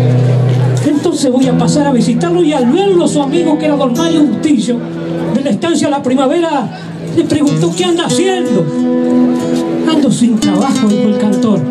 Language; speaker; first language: Spanish; native; Spanish